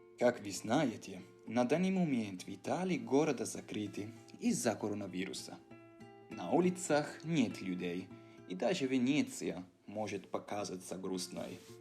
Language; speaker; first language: Russian; non-native, fluent; Italian